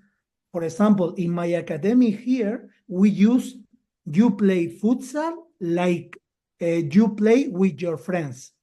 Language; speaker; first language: English; non-native, learner; Spanish